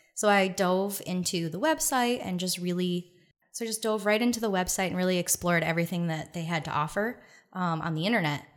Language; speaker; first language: English; native; English